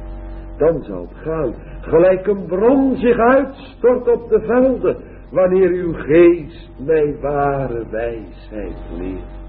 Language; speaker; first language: Dutch; native; Dutch